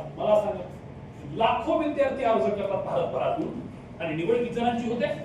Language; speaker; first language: Marathi; native; Marathi